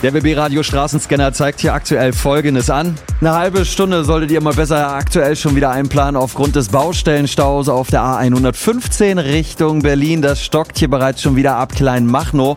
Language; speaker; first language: German; native; German